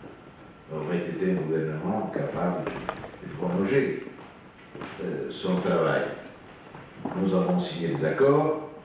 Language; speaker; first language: French; non-native, fluent; Italian